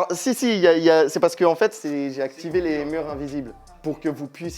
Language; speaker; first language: French; native; French